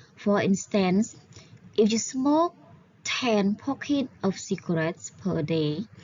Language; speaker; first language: English; non-native, learner; Khmer